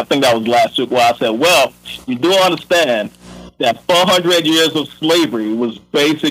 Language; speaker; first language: English; non-native, local second language; Yoruba